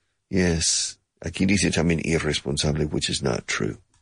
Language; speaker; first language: Spanish; non-native, fluent; English